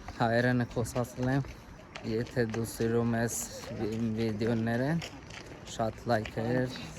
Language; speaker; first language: Armenian; non-native, learner; Hindi